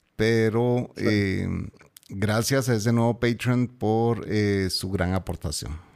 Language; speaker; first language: Spanish; native; Spanish